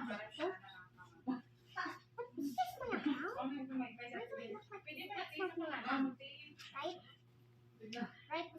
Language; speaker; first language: English; non-native, local second language; Filipino